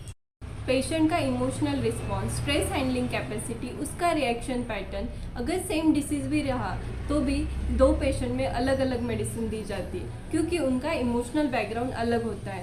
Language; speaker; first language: Hindi; non-native, local second language; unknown